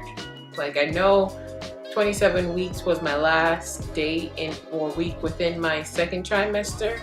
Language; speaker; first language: English; native; English